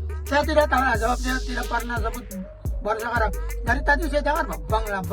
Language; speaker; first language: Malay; non-native, local second language; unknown